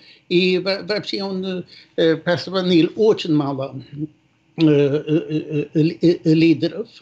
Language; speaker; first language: Russian; non-native, fluent; Swedish